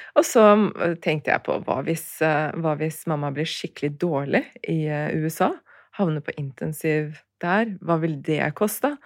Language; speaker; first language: Norwegian; early bilingual, other home language; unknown